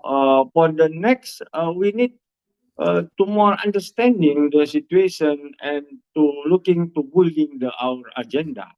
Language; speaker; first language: English; non-native, learner; Indonesian